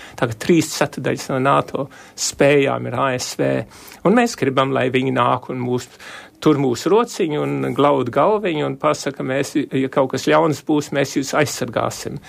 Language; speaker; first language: Latvian; early bilingual, heritage; Latvian